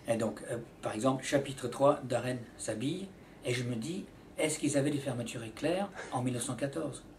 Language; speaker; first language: French; native; French